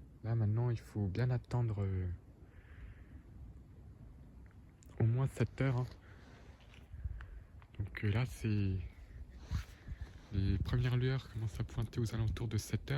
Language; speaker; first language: French; native; French